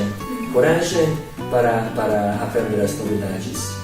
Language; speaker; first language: Portuguese; non-native, learner; Hungarian